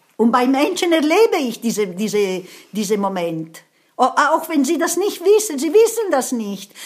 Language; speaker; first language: German; non-native, fluent; Italian